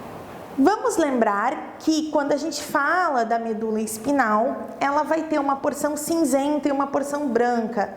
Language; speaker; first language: Portuguese; native; Portuguese